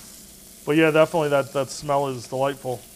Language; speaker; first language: English; native; English